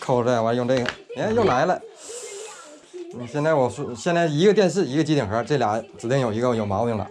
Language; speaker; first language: Chinese; native; Chinese